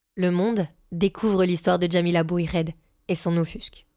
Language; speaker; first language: French; native; French